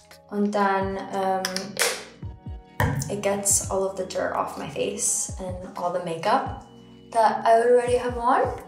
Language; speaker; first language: English; early bilingual, other home language; German